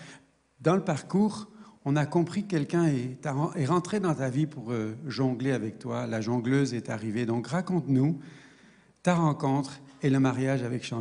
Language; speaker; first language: French; native; French